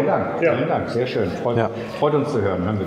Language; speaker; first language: German; native; German